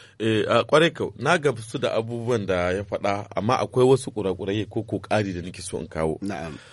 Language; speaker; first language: Hausa; native; Hausa